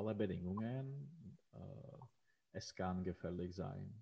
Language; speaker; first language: German; non-native, learner; Czech